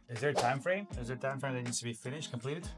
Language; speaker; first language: English; non-native, fluent; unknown